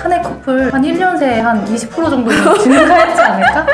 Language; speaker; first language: Korean; native; Korean